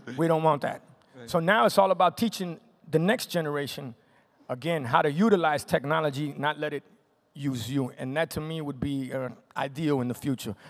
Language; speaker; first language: English; native; English